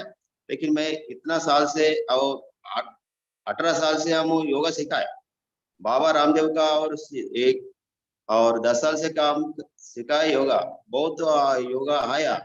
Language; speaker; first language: Hindi; non-native, local second language; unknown